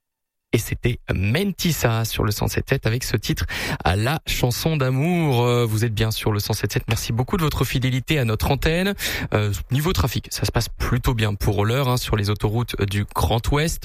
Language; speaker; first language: French; native; French